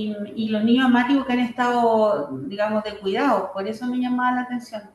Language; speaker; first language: Spanish; native; Spanish